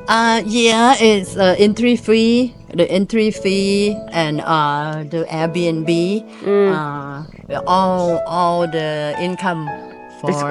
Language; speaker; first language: English; non-native, local second language; Thai